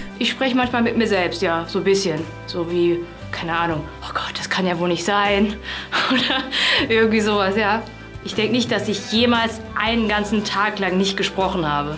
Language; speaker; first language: German; early bilingual, other home language; Vietnamese